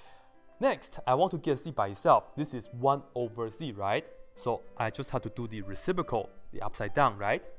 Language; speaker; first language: English; non-native, fluent; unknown